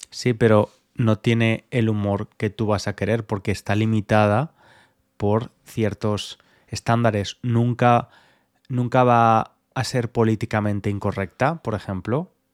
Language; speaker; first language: Spanish; native; Spanish